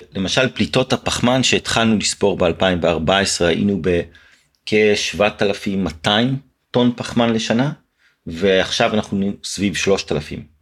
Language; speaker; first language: Hebrew; native; Hebrew